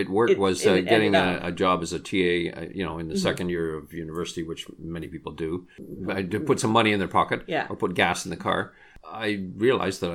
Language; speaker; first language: English; native; English